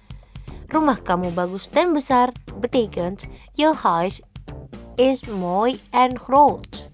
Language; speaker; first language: Dutch; non-native, learner; Indonesian